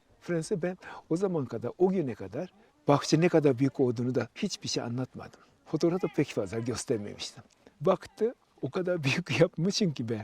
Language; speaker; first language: Turkish; non-native, fluent; Japanese